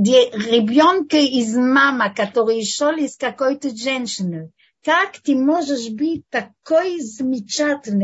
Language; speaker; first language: Russian; non-native, fluent; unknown